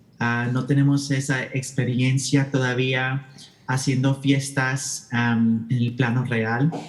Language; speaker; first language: Spanish; early bilingual, heritage; Spanish